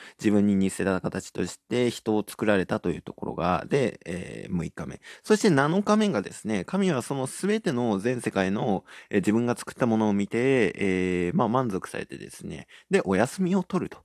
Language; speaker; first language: Japanese; native; Japanese